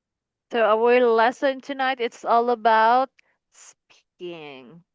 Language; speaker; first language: English; non-native, fluent; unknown